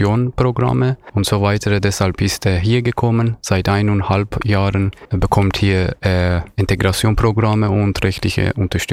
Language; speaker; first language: German; non-native, fluent; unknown